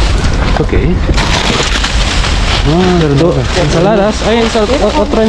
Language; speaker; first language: Spanish; non-native, learner; Filipino